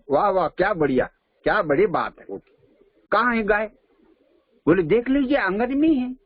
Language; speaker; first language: Hindi; non-native, local second language; Marathi